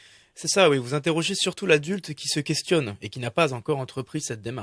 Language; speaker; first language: French; native; French